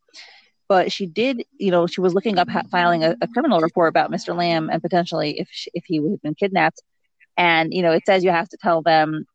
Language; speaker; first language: English; native; English